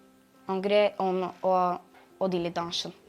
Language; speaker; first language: Azerbaijani; early bilingual, heritage; Azerbaijani